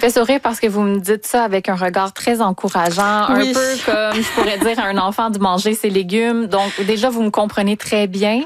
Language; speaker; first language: French; native; French